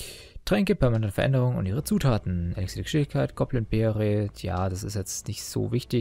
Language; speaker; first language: German; native; German